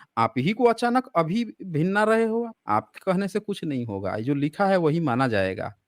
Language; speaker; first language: Hindi; native; Hindi